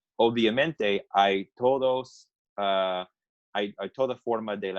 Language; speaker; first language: Spanish; non-native, fluent; English